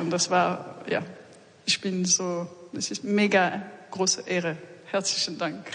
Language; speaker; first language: German; non-native, fluent; French